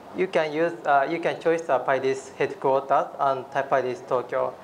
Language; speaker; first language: English; non-native, learner; Japanese